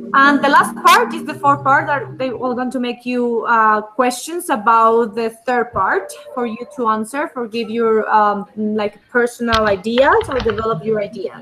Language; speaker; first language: English; non-native, fluent; Spanish